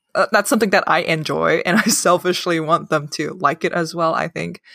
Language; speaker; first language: English; non-native, local second language; Cantonese